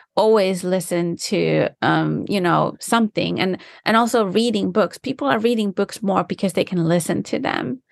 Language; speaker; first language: English; non-native, fluent; Finnish